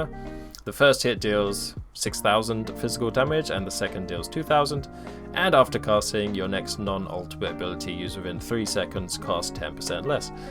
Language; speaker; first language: English; native; English